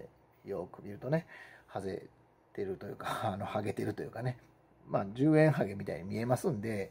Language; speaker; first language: Japanese; native; Japanese